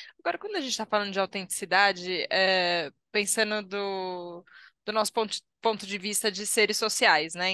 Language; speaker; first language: Portuguese; native; Portuguese